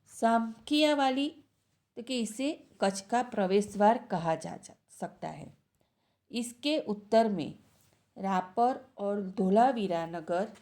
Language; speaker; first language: Hindi; non-native, local second language; Gujarati